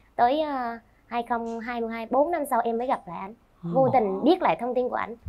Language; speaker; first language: Vietnamese; native; Vietnamese